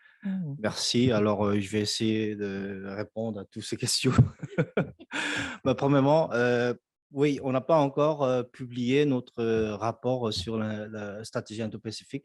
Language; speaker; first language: French; non-native, fluent; Korean